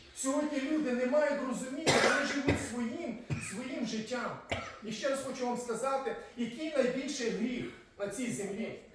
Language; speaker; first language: Ukrainian; native; Ukrainian